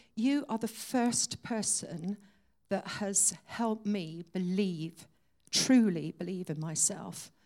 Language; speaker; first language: English; native; English